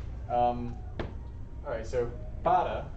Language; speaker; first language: Spanish; non-native, learner; English